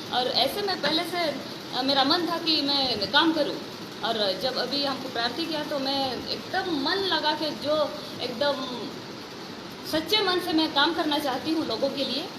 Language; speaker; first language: Hindi; non-native, local second language; Santali